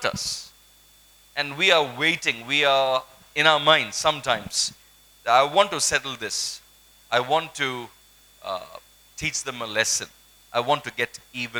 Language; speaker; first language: English; non-native, local second language; Malayalam